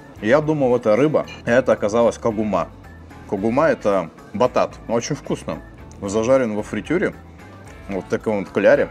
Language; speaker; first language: Russian; native; Russian